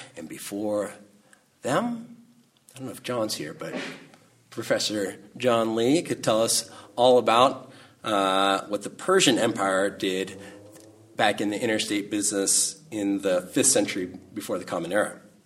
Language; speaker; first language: English; native; English